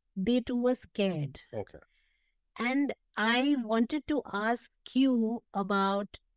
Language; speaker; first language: English; non-native, local second language; Hindi